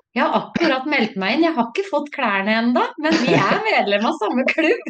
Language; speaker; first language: Norwegian; native; Norwegian